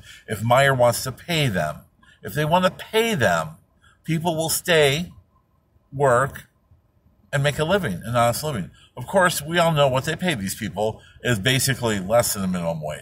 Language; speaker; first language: English; native; English